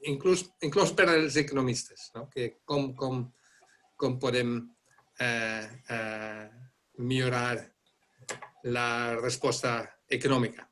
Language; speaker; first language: Catalan; non-native, fluent; Dutch